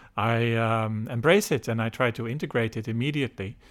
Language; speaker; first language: English; non-native, fluent; Dutch